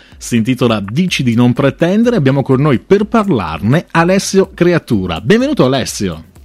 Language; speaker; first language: Italian; native; Italian